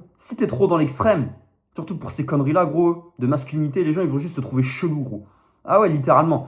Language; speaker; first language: French; native; French